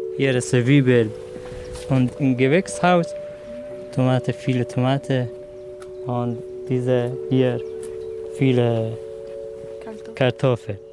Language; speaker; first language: German; non-native, learner; Persian